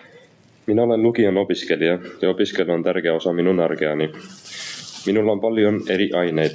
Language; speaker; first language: Finnish; non-native, learner; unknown